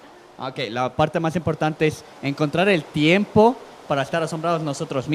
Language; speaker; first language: Spanish; native; Spanish